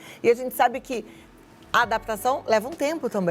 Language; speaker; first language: Portuguese; native; Portuguese